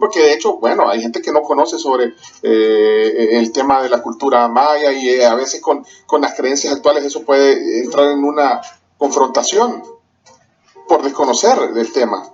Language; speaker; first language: Spanish; native; Spanish